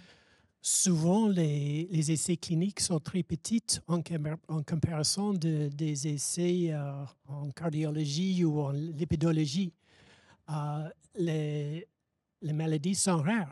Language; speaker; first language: French; non-native, fluent; English